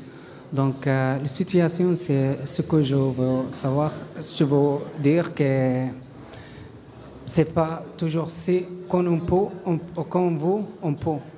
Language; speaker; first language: French; non-native, learner; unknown